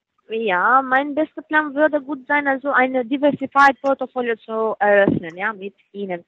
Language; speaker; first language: German; non-native, learner; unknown